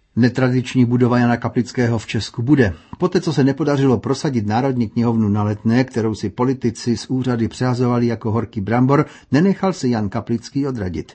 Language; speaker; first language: Czech; native; Czech